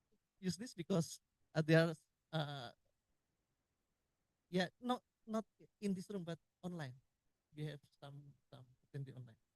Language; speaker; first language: English; non-native, learner; Indonesian